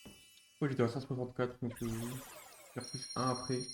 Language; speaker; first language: French; native; French